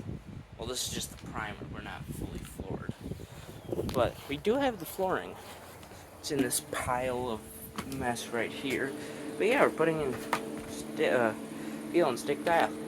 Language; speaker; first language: English; native; English